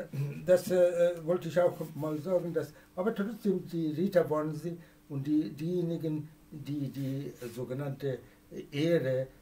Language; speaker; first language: German; non-native, fluent; Persian